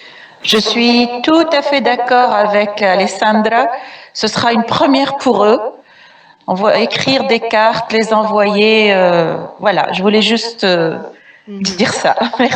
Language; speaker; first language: French; non-native, local second language; Arabic